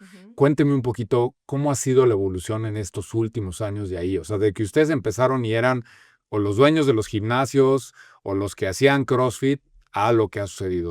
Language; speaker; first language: Spanish; native; Spanish